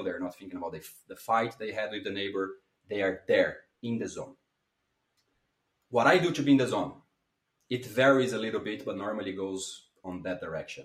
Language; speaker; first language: English; non-native, fluent; Portuguese